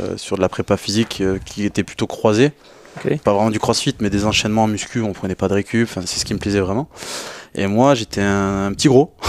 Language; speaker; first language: French; native; French